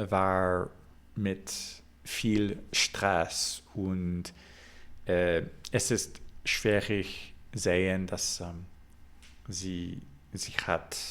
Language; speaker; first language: German; non-native, learner; English